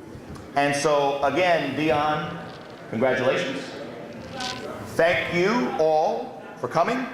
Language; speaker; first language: English; native; English